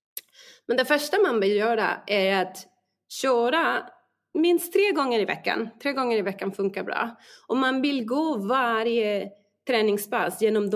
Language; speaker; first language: Swedish; non-native, fluent; Spanish